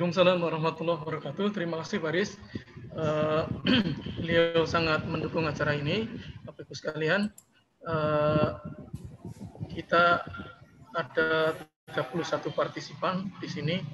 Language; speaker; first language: Indonesian; native; Indonesian